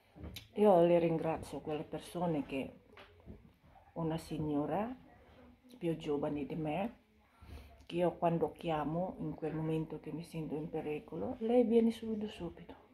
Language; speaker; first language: Italian; non-native, fluent; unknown